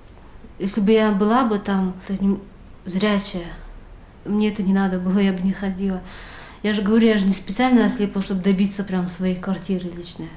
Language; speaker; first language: Russian; native; Russian